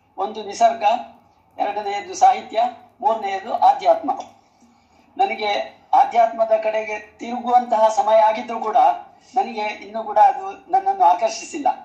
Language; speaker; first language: Kannada; non-native, local second language; Marathi